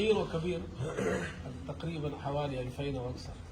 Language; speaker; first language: Arabic; non-native, fluent; Urdu